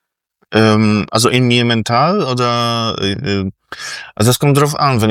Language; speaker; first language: German; non-native, fluent; Polish